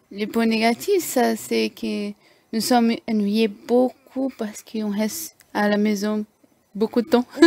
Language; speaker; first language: French; non-native, learner; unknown